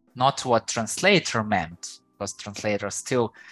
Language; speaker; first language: English; non-native, fluent; Ukrainian